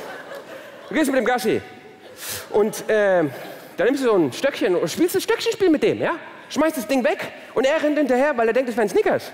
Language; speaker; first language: German; early bilingual, other home language; Turkish